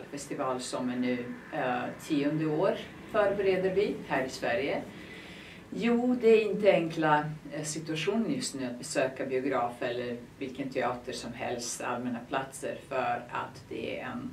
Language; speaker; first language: Swedish; non-native, fluent; Serbian